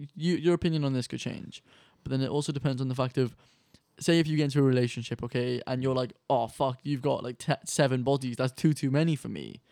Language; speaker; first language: English; native; English